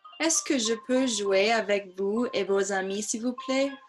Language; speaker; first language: French; non-native, learner; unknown